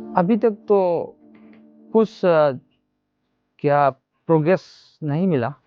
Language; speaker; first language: Hindi; non-native, local second language; Manipuri